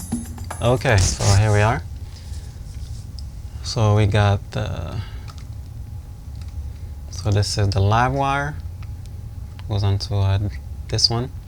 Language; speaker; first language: English; native; English